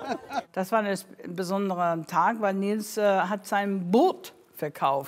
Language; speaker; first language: German; non-native, fluent; English